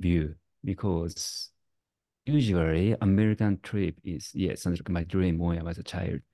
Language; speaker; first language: English; non-native, learner; Japanese